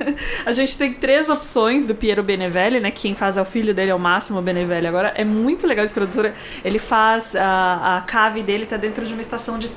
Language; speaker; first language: Portuguese; native; Portuguese